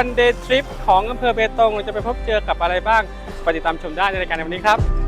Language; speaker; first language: Thai; native; Thai